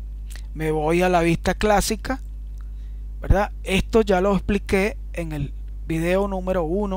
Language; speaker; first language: Spanish; native; Spanish